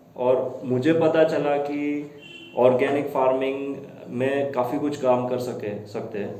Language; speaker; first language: Hindi; non-native, local second language; Gujarati